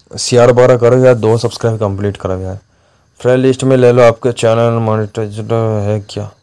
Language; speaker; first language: Hindi; non-native, local second language; Bangla